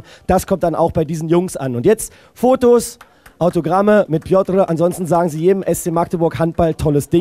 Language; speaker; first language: German; native; German